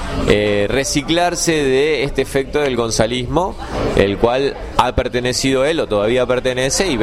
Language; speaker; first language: Spanish; native; Spanish